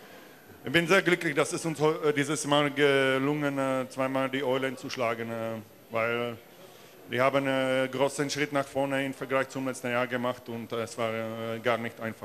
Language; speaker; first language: German; non-native, fluent; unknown